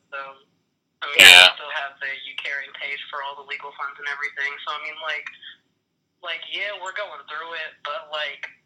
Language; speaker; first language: English; native; English